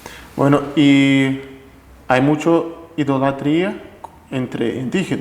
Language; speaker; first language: Spanish; non-native, fluent; Russian